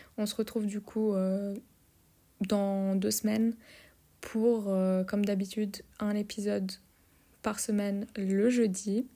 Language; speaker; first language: French; native; French